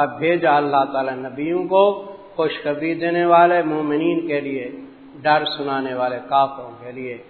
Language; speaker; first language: Urdu; non-native, local second language; Punjabi